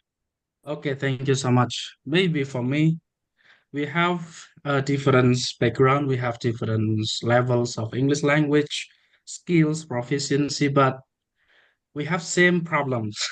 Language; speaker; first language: English; non-native, learner; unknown